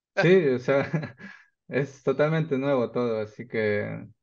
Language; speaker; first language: Spanish; native; Spanish